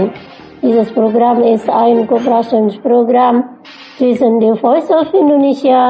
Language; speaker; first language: German; non-native, fluent; Indonesian